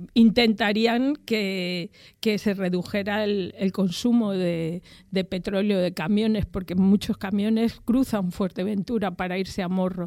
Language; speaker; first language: Spanish; native; Spanish